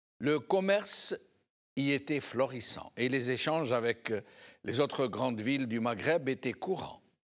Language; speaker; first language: French; non-native, local second language; Arabic